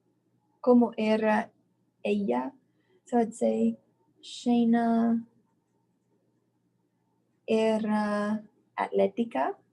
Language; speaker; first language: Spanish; non-native, fluent; English